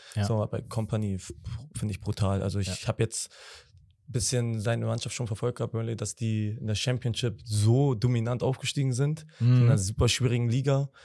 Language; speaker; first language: German; native; German